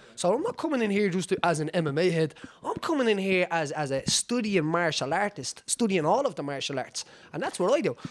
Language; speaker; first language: English; native; English